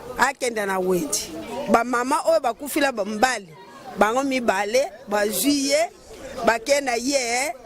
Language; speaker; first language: Lingala; non-native, local second language; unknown